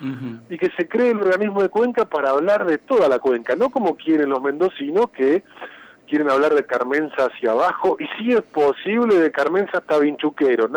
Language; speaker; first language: Spanish; native; Spanish